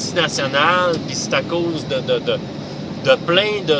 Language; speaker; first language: French; native; French